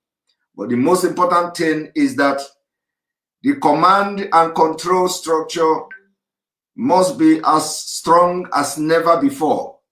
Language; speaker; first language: English; non-native, local second language; Igbo